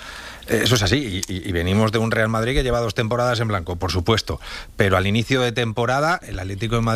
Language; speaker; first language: Spanish; native; Spanish